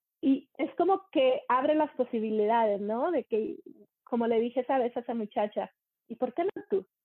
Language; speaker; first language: Spanish; native; Spanish